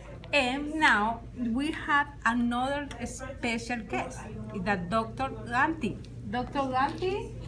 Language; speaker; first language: English; non-native, learner; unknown